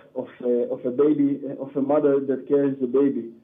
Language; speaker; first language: English; non-native, learner; Hebrew